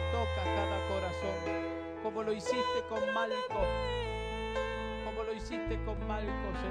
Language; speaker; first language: Spanish; native; Spanish